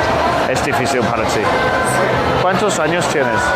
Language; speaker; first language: Spanish; non-native, learner; English